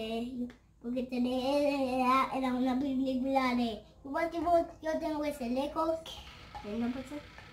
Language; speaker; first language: Spanish; early bilingual, heritage; Spanish